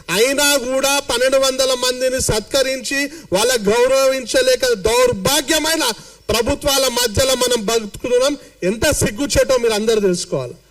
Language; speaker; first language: Telugu; native; Telugu